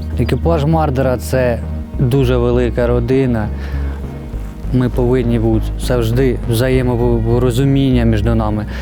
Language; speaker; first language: Ukrainian; non-native, local second language; Russian